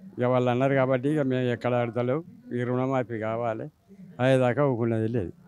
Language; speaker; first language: Telugu; native; Telugu